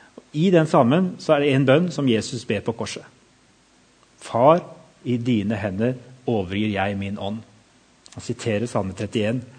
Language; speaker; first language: Norwegian; native; Norwegian